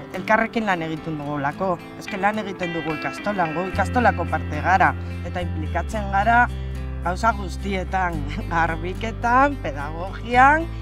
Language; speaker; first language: Basque; non-native, local second language; Spanish